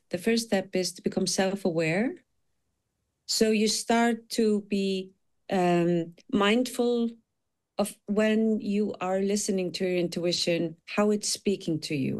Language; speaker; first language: English; non-native, fluent; Icelandic